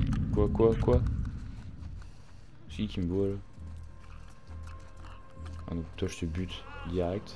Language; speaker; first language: French; native; French